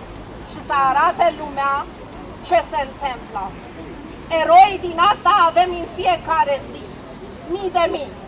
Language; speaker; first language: Romanian; non-native, fluent; Persian